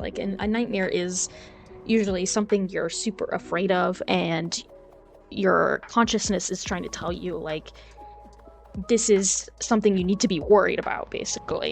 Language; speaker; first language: English; native; English